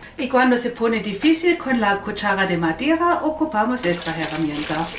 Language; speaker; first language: Spanish; non-native, fluent; Swedish